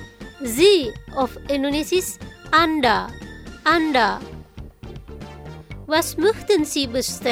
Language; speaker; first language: German; non-native, fluent; Indonesian